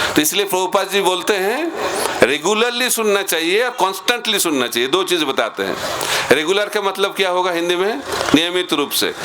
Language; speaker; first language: Hindi; non-native, local second language; Bangla